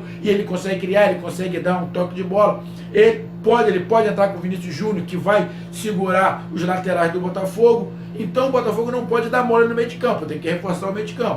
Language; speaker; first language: Portuguese; native; Portuguese